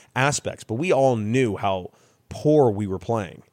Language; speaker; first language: English; native; English